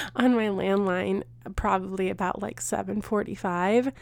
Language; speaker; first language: English; early bilingual, other home language; Spanish